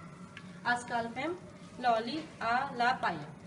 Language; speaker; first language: Catalan; non-native, learner; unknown